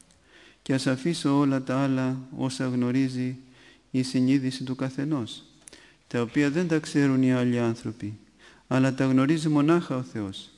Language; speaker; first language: Greek; native; Greek